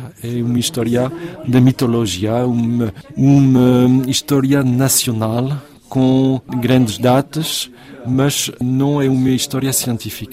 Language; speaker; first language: Portuguese; non-native, fluent; French